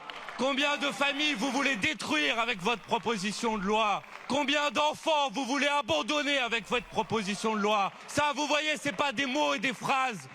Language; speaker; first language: French; native; French